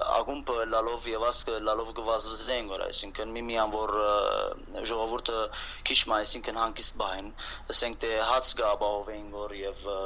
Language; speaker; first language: Armenian; native; Armenian